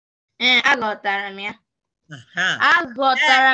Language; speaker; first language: Igbo; early bilingual, heritage; English